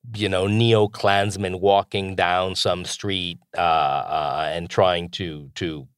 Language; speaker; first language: English; non-native, fluent; Spanish